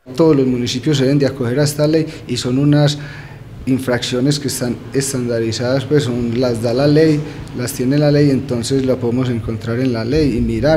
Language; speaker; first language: Spanish; native; Spanish